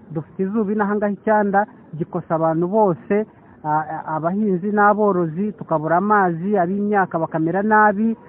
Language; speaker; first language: Kinyarwanda; early bilingual, heritage; Kinyarwanda